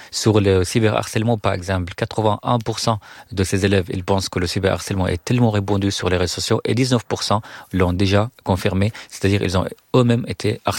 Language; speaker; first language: French; non-native, fluent; Arabic